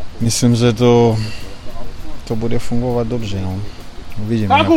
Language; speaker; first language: Czech; non-native, learner; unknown